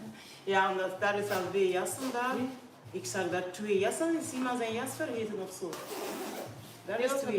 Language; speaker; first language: Dutch; non-native, fluent; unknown